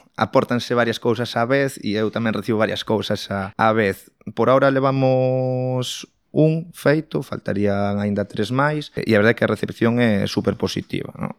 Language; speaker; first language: Galician; non-native, local second language; Spanish